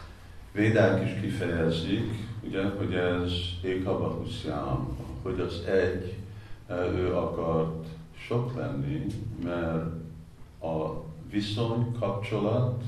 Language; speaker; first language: Hungarian; non-native, fluent; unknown